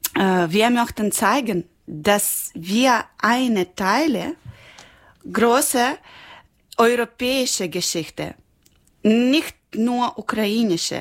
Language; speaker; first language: German; non-native, learner; Ukrainian